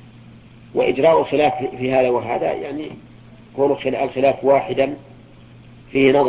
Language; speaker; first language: Arabic; native; Arabic